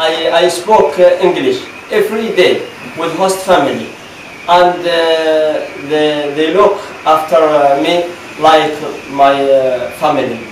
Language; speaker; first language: English; non-native, learner; Arabic